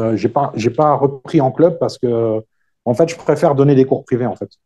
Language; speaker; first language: French; native; French